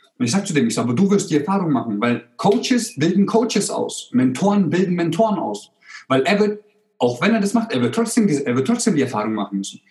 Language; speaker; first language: German; early bilingual, other home language; Croatian